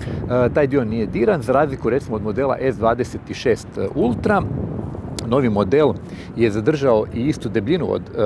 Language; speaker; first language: Croatian; native; Croatian